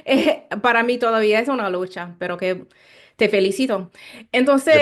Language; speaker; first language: Spanish; non-native, learner; English